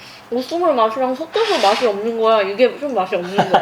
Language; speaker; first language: Korean; native; Korean